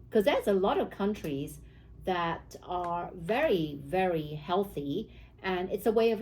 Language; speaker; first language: English; native; English